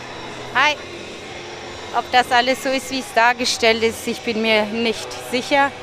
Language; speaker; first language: German; native; German